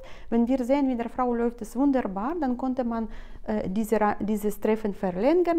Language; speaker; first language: German; non-native, fluent; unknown